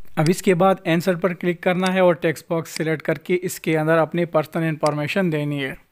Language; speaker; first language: Urdu; non-native, local second language; Pashto